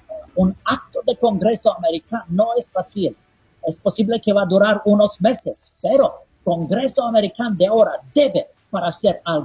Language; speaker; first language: Spanish; non-native, fluent; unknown